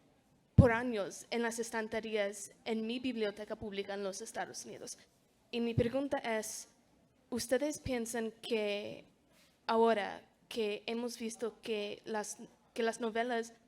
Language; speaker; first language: Spanish; non-native, fluent; English